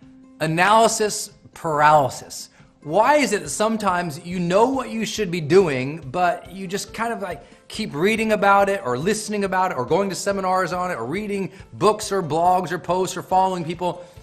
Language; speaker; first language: English; native; English